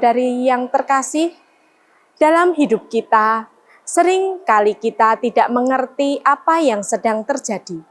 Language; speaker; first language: Indonesian; native; Indonesian